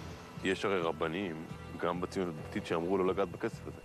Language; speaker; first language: Hebrew; native; Hebrew